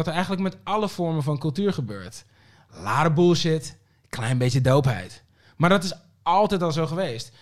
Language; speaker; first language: Dutch; early bilingual, other home language; Papiamento